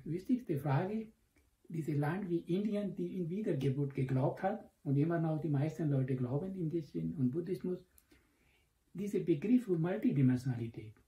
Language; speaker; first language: German; non-native, learner; Hindi